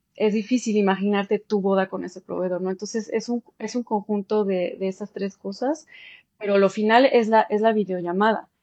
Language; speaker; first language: Spanish; early bilingual, heritage; Spanish